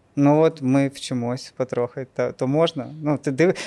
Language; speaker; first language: Ukrainian; non-native, local second language; Russian